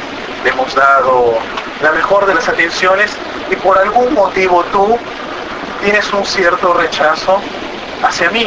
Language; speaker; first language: Spanish; native; Spanish